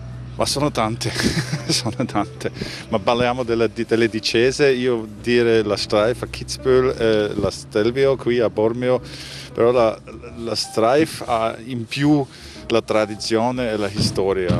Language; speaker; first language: Italian; non-native, fluent; German